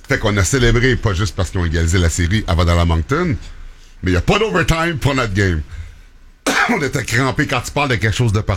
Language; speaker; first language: French; native; French